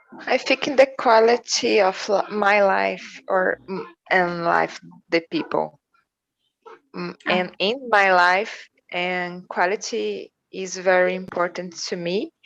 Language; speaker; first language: English; non-native, learner; Portuguese